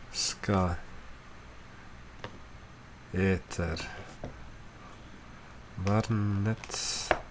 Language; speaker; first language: Swedish; non-native, learner; English